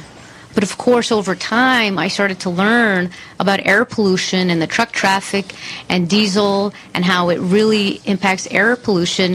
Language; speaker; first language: English; native; English